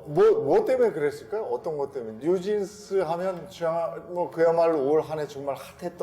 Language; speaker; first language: Korean; native; Korean